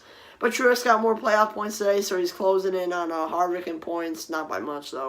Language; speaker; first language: English; native; English